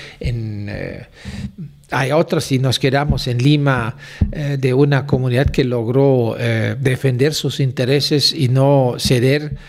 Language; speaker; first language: Spanish; non-native, fluent; German